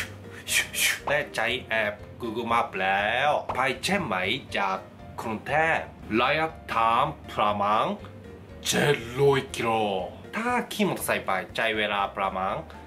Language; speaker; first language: Thai; non-native, learner; Japanese